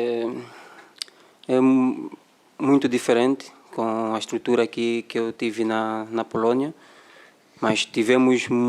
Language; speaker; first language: Portuguese; non-native, fluent; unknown